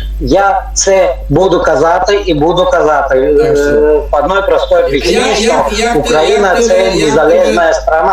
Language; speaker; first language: Ukrainian; non-native, learner; Tajik